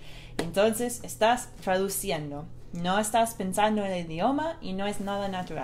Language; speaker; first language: Spanish; non-native, fluent; English